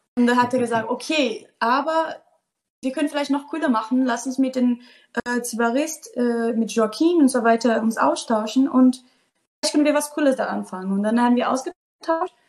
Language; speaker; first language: German; non-native, fluent; Portuguese